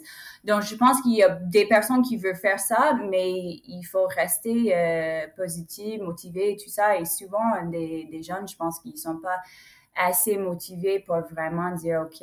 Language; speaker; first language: French; non-native, fluent; English